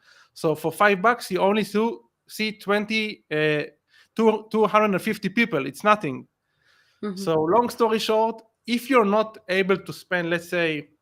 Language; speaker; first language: English; non-native, fluent; Hebrew